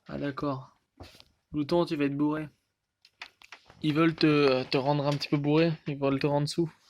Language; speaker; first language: French; native; French